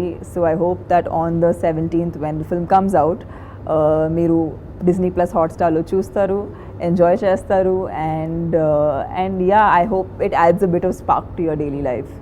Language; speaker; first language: Telugu; non-native, fluent; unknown